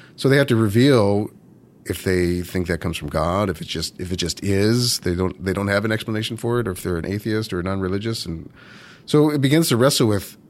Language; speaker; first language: English; native; English